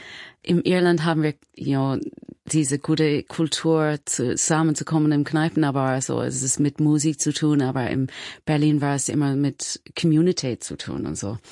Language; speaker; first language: German; non-native, learner; English